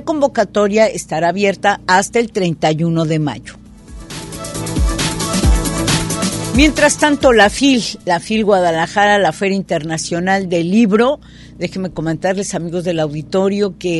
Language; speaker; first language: Spanish; native; Spanish